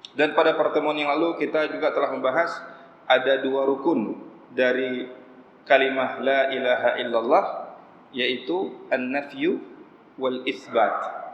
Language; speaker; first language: Malay; non-native, local second language; Achinese